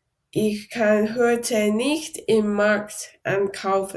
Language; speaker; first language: German; non-native, learner; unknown